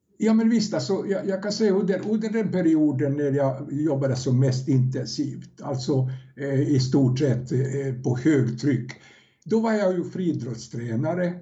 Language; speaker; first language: Swedish; non-native, fluent; Serbian